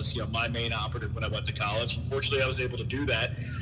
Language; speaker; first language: English; native; English